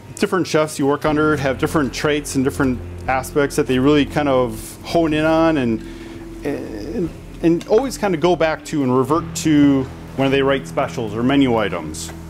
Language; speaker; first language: English; native; English